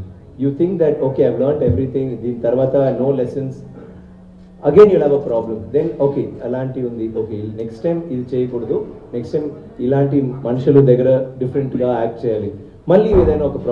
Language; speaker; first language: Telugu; non-native, learner; Tamil